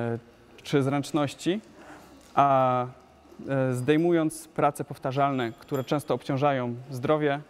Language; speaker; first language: Polish; native; Polish